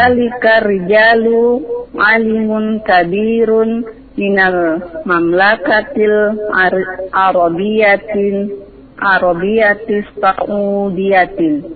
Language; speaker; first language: Arabic; non-native, learner; Indonesian